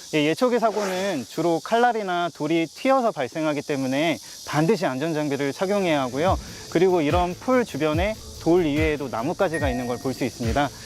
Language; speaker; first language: Korean; native; Korean